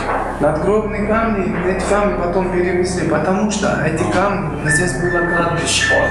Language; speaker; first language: Russian; non-native, fluent; Georgian